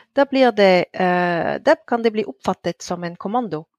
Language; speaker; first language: Norwegian; non-native, fluent; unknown